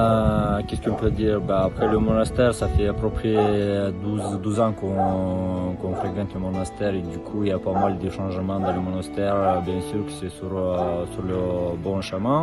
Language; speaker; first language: French; non-native, fluent; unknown